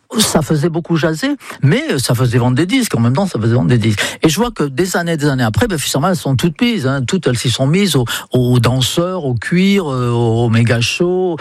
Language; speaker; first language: French; non-native, fluent; English